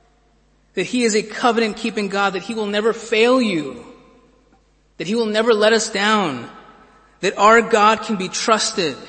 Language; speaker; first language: English; native; English